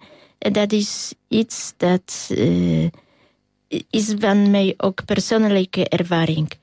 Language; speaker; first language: Dutch; non-native, fluent; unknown